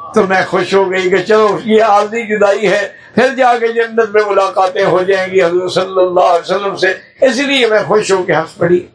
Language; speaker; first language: Urdu; native; Urdu